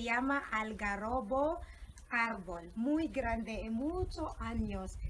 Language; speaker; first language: Spanish; non-native, learner; Filipino